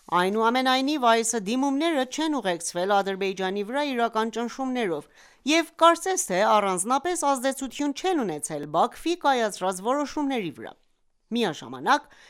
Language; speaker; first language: Armenian; early bilingual, heritage; Armenian